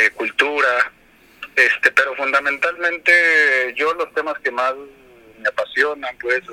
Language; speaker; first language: Spanish; native; Spanish